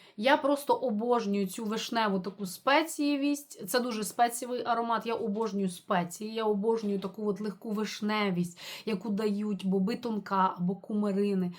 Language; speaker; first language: Ukrainian; non-native, local second language; Russian